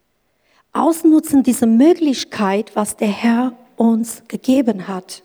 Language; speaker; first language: German; non-native, learner; Kurdish